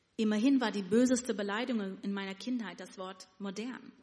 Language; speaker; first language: German; non-native, fluent; Yiddish